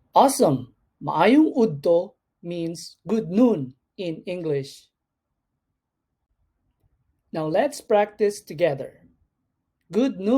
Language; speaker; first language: English; non-native, local second language; Cebuano